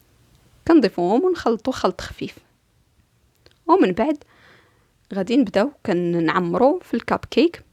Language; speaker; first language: Arabic; native; Arabic